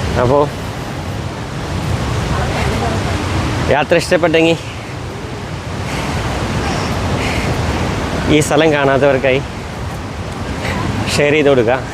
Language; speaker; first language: Malayalam; native; Malayalam